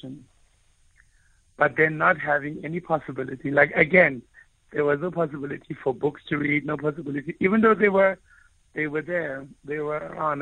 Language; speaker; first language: English; non-native, local second language; Afrikaans